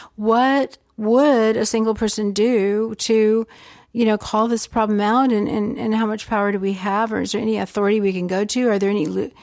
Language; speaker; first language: English; native; English